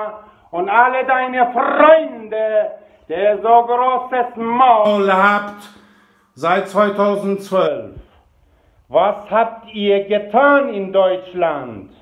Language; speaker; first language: German; non-native, fluent; Persian